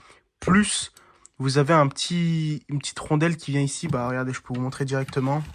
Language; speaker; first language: French; native; French